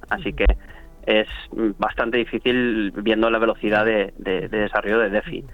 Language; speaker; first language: Spanish; native; Spanish